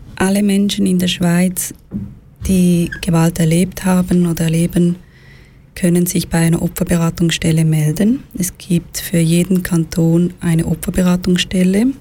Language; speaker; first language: German; early bilingual, other home language; Tamil